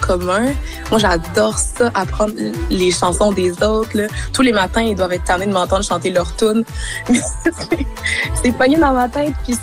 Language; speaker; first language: French; native; French